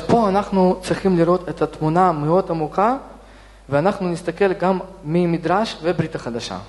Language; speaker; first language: Hebrew; non-native, fluent; Russian